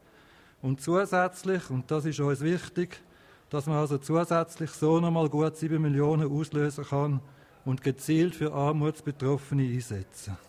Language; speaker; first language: German; native; German